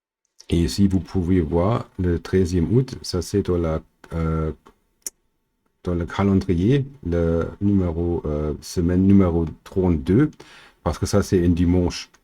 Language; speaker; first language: French; non-native, fluent; German